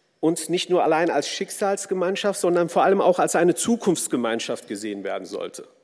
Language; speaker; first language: German; early bilingual, other home language; Kurdish